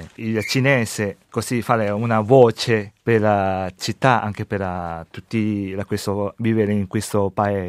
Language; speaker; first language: Italian; non-native, learner; Chinese